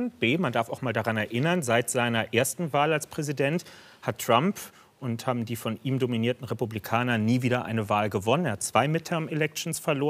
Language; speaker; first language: German; native; German